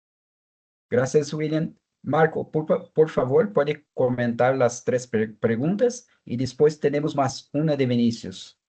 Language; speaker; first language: Spanish; non-native, fluent; Portuguese